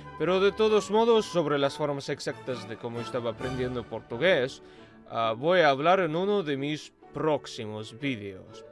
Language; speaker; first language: Spanish; non-native, fluent; Russian